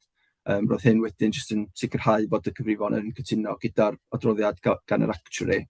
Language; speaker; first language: Welsh; native; Welsh